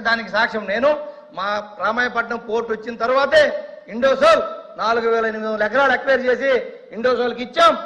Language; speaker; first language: Telugu; native; Telugu